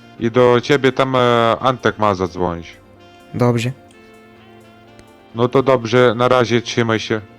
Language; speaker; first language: Polish; non-native, learner; Ukrainian